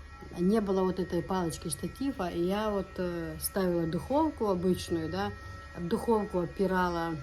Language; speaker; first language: Russian; non-native, local second language; Chechen